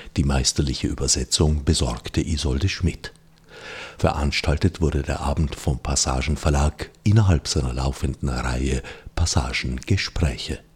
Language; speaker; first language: German; native; German